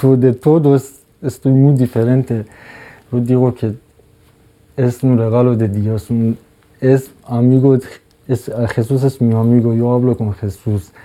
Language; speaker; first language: Spanish; non-native, learner; Persian